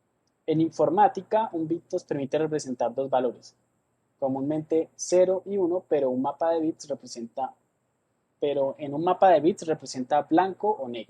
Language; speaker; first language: Spanish; native; Spanish